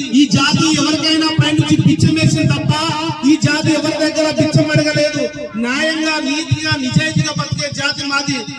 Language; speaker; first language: Telugu; non-native, local second language; Lambadi